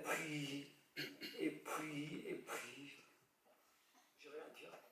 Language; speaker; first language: French; non-native, fluent; Arabic